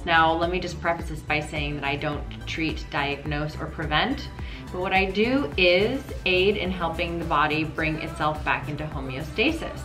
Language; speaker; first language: English; native; English